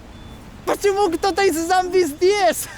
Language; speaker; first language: Russian; non-native, learner; Italian